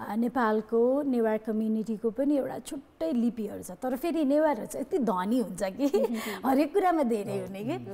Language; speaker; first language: Nepali; non-native, local second language; Newari